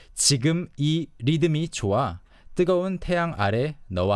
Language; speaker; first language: Korean; native; Korean